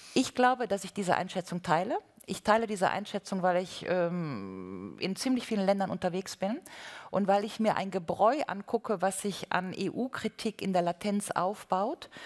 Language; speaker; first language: German; native; German